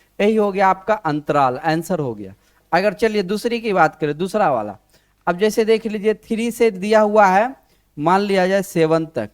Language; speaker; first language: Hindi; native; Hindi